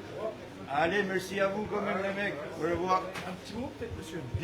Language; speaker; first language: French; non-native, learner; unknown